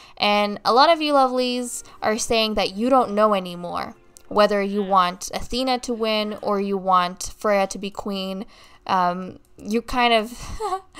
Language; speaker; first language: English; native; English